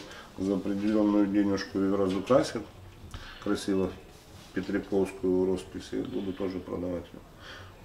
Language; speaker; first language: Russian; native; Russian